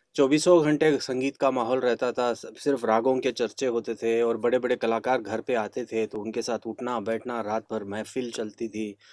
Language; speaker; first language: Hindi; non-native, local second language; Kannada